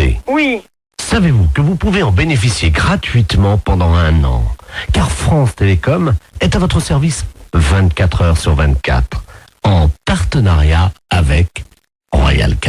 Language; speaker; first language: French; native; French